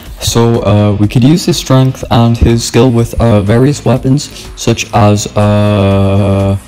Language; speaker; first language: English; native; English